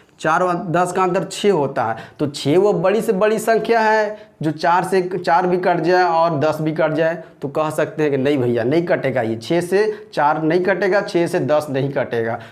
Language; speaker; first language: Hindi; native; Hindi